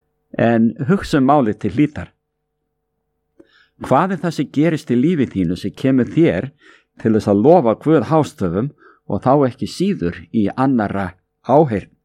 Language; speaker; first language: Icelandic; native; Icelandic